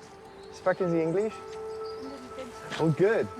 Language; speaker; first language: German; non-native, learner; English